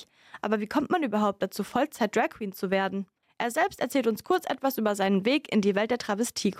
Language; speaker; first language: German; native; German